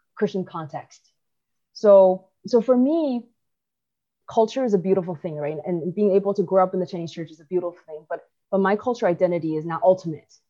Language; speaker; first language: English; early bilingual, other home language; Chinese